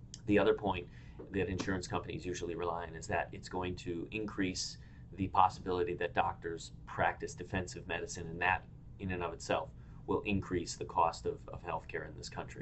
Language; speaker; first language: English; native; English